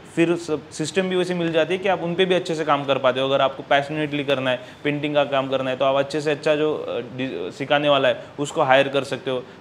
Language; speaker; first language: Hindi; non-native, local second language; Marathi